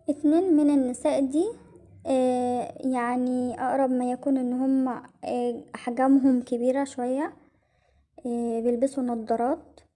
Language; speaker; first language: Arabic; native; Arabic